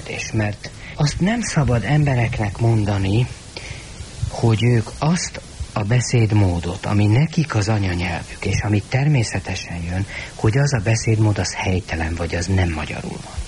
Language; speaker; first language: Hungarian; native; Hungarian